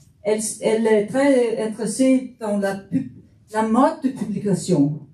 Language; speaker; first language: French; non-native, fluent; Faroese